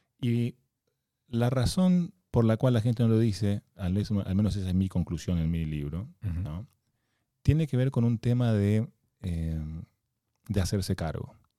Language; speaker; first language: Spanish; native; Spanish